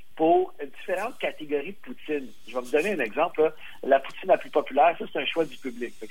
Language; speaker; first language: French; native; French